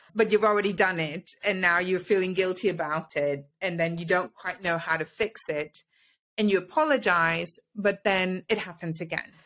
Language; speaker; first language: English; non-native, fluent; Spanish